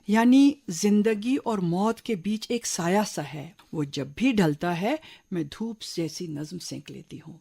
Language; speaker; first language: Urdu; non-native, local second language; Kashmiri